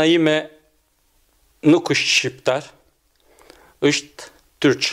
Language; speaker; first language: Albanian; non-native, learner; Turkish